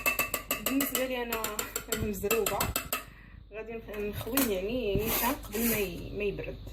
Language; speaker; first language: Arabic; native; Arabic